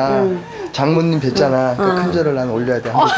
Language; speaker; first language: Korean; native; Korean